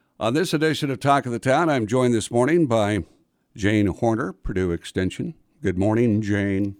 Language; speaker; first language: English; native; English